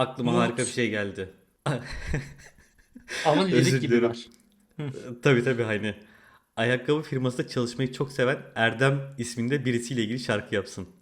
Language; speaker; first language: Turkish; native; Turkish